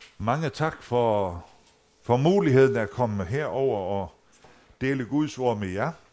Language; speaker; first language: Danish; non-native, local second language; Faroese